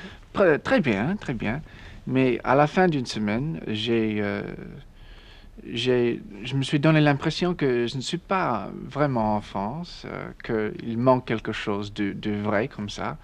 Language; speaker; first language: French; non-native, learner; English